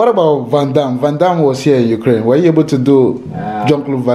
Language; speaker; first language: English; non-native, fluent; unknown